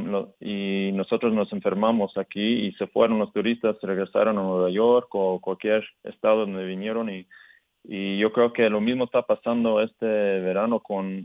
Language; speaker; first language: Spanish; early bilingual, heritage; Spanish